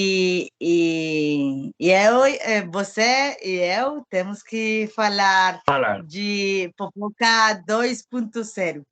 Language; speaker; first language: Portuguese; non-native, learner; Spanish